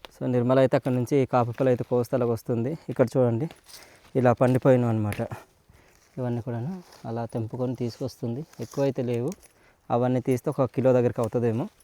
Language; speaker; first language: Telugu; non-native, local second language; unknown